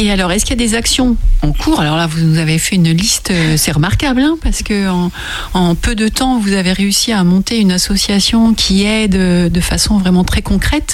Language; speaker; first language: French; native; French